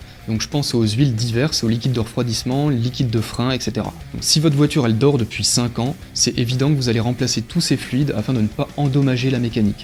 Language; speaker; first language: French; native; French